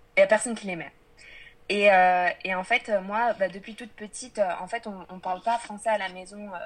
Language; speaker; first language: French; early bilingual, other home language; Polish